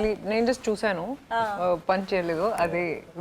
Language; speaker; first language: Telugu; non-native, fluent; Hindi